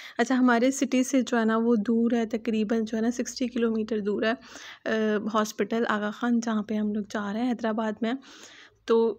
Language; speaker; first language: Urdu; native; Urdu